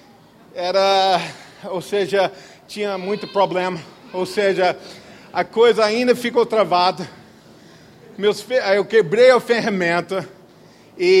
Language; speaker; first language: Portuguese; non-native, fluent; English